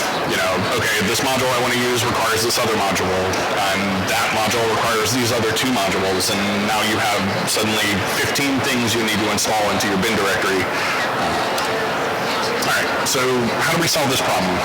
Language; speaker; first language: English; native; English